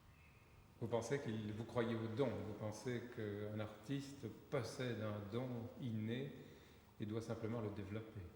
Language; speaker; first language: French; native; French